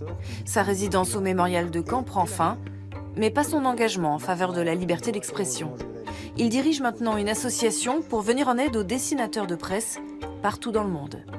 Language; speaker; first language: French; native; French